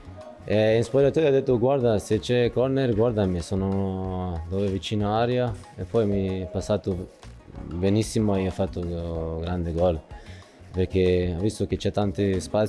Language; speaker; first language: Italian; non-native, fluent; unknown